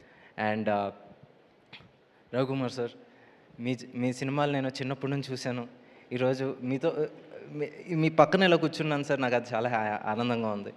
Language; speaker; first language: Telugu; native; Telugu